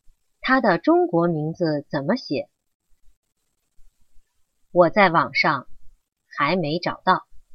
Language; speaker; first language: Chinese; non-native, learner; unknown